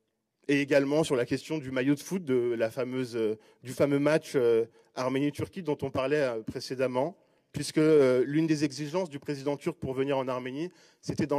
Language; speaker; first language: French; native; French